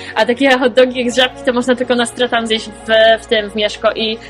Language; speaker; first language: Polish; native; Polish